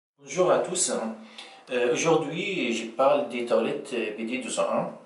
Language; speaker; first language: French; non-native, fluent; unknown